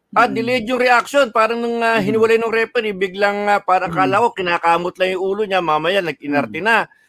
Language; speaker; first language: Filipino; native; Filipino